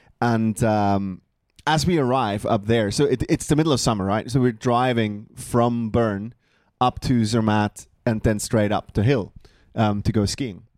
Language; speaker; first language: English; non-native, fluent; Swiss German